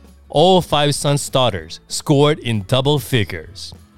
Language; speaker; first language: English; non-native, fluent; Chinese